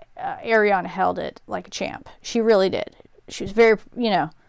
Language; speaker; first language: English; native; English